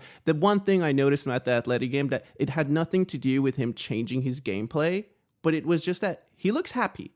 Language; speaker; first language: English; native; English